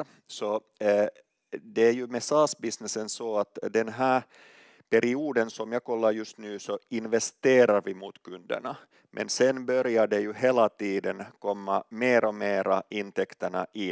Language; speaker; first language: Swedish; non-native, local second language; Finnish